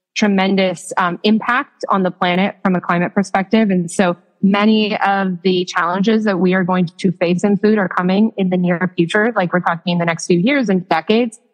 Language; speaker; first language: English; native; English